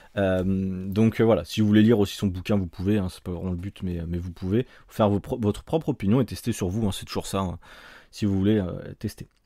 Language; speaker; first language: French; native; French